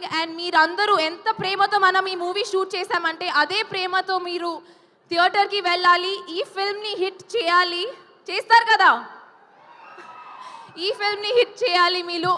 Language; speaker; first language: Telugu; non-native, fluent; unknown